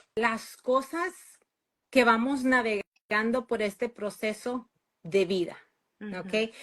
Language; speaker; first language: Spanish; early bilingual, other home language; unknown